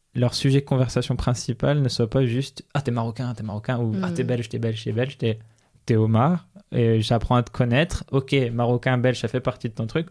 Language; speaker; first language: French; native; French